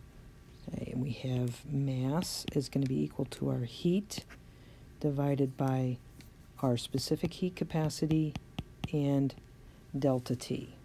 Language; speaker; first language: English; native; English